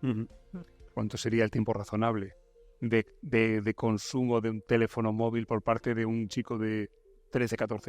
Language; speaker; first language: Spanish; native; Spanish